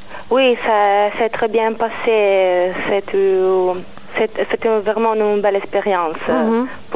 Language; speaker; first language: French; non-native, learner; Italian